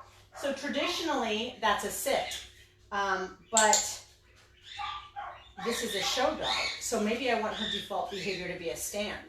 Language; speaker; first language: English; native; English